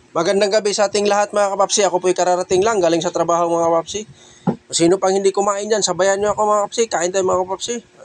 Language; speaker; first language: Filipino; non-native, local second language; Cebuano